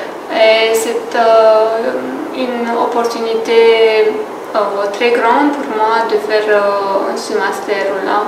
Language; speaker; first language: French; non-native, fluent; Romanian